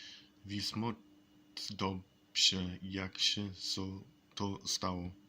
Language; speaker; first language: Czech; non-native, learner; English